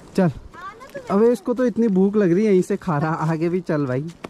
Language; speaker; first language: Hindi; native; Hindi